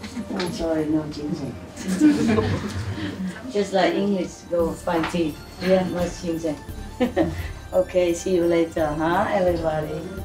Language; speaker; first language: English; non-native, fluent; Vietnamese